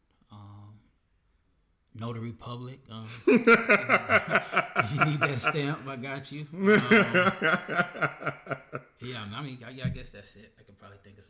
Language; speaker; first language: English; native; English